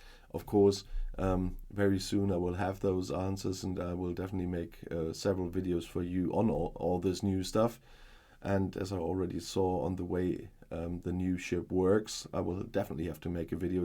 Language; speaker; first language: English; non-native, fluent; German